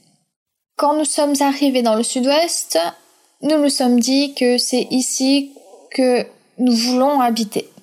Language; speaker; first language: French; early bilingual, other home language; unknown